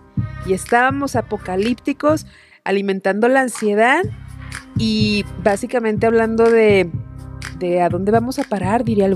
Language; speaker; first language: Spanish; native; Spanish